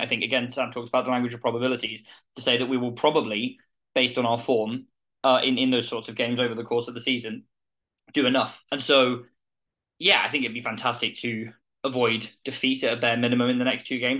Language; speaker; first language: English; native; English